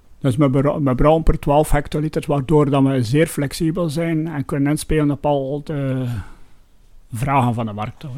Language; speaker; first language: Dutch; native; Dutch